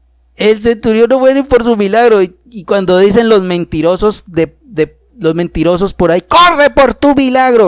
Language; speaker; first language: Spanish; native; Spanish